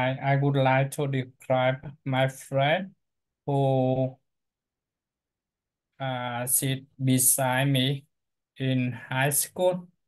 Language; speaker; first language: English; non-native, learner; Vietnamese